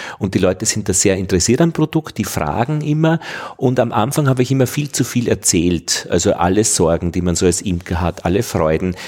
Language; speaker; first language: German; native; German